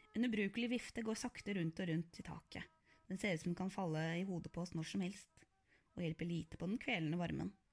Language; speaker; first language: Norwegian; early bilingual, other home language; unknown